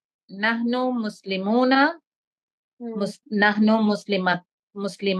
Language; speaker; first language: Arabic; non-native, learner; Urdu